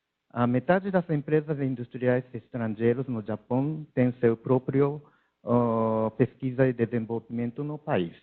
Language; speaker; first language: Portuguese; non-native, learner; Japanese